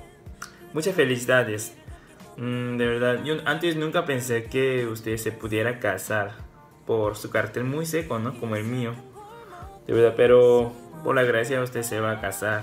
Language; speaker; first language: Spanish; non-native, fluent; Korean